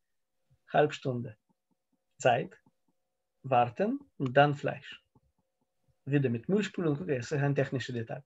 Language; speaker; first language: German; non-native, learner; Russian